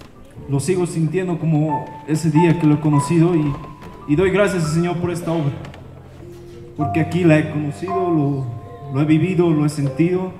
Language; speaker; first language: Spanish; native; Spanish